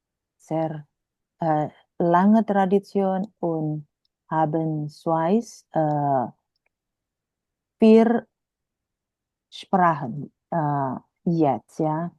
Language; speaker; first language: German; non-native, fluent; Indonesian